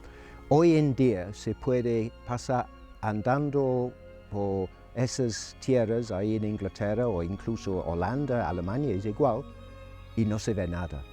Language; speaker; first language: Spanish; non-native, fluent; English